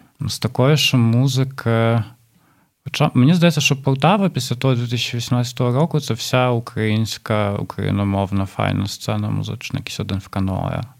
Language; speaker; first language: Ukrainian; non-native, local second language; Russian